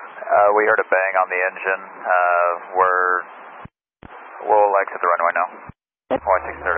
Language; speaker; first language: English; native; English